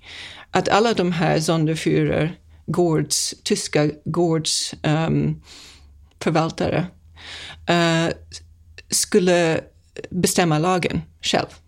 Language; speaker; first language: Swedish; non-native, fluent; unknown